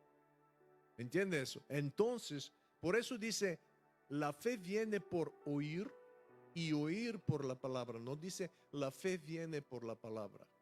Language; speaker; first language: Spanish; non-native, fluent; Bulgarian